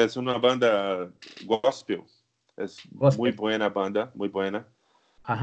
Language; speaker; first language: Spanish; non-native, learner; Portuguese